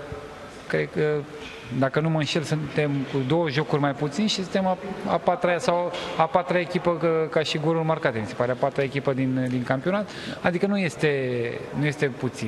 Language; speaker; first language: Romanian; native; Romanian